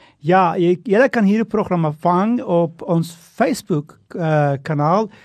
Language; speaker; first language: Afrikaans; non-native, fluent; Turkish